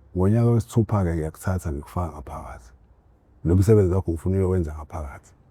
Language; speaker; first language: Zulu; native; Zulu